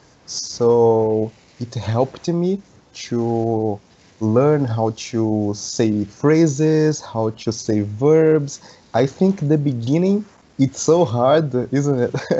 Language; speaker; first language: English; non-native, learner; Portuguese